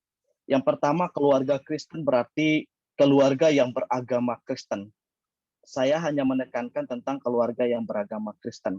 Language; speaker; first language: Indonesian; native; Indonesian